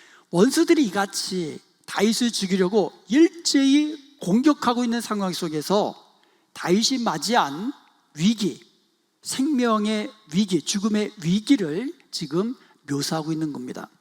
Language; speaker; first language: Korean; native; Korean